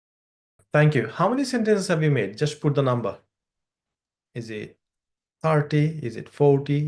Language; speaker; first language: English; non-native, fluent; Bangla